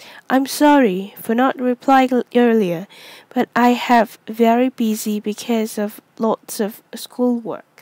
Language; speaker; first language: English; non-native, local second language; Cantonese